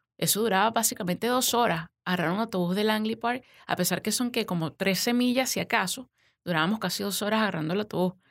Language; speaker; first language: Spanish; native; Spanish